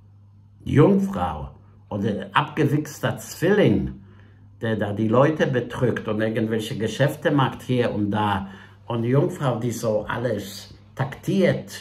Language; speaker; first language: German; non-native, fluent; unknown